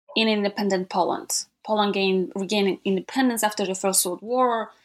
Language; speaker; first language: English; non-native, fluent; Polish